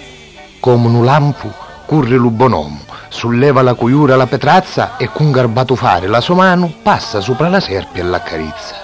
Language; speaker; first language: Italian; native; Italian